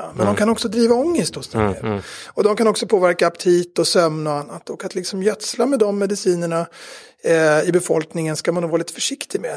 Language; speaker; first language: Swedish; native; Swedish